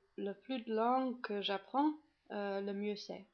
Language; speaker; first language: French; non-native, fluent; German